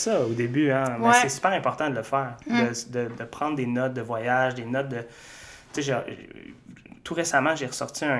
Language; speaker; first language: French; native; French